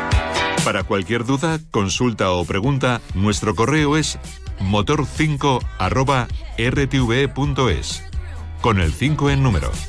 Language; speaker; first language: Spanish; native; Spanish